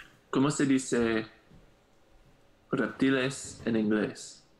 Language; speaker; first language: Spanish; non-native, learner; English